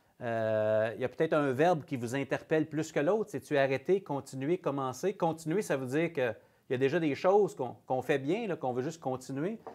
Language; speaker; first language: French; native; French